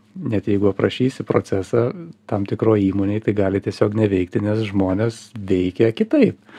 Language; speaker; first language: Lithuanian; native; Lithuanian